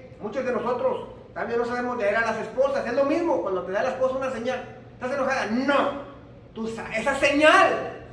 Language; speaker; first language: Spanish; early bilingual, heritage; Spanish